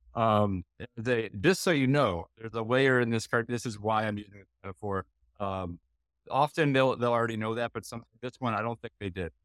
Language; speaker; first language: English; non-native, fluent; Dutch